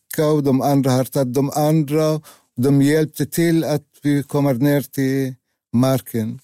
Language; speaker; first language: Swedish; non-native, learner; Arabic